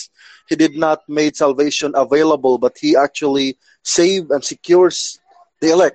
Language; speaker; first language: English; non-native, local second language; Cebuano